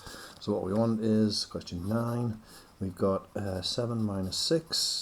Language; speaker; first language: English; native; English